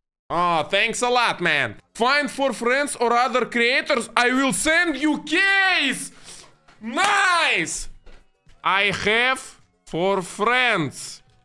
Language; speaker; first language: English; non-native, learner; Russian